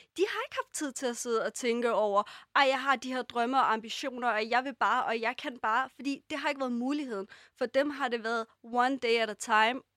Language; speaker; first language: Danish; early bilingual, other home language; Persian